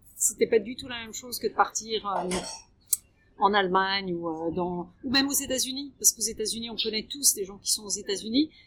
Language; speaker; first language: French; early bilingual, heritage; French